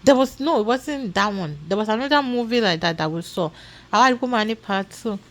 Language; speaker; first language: English; non-native, local second language; Yoruba